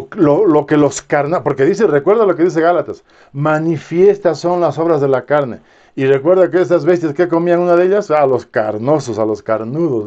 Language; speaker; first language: Spanish; native; Spanish